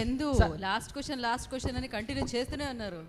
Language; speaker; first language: Telugu; native; Telugu